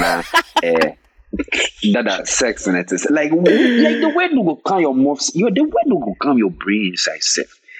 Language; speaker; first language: English; non-native, local second language; Akan